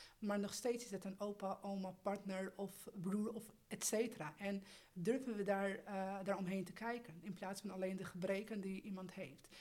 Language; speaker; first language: Dutch; early bilingual, other home language; Albanian